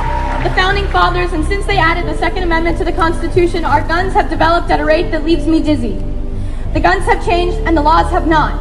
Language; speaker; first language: English; native; English